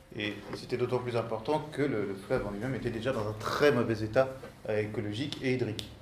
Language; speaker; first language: French; native; French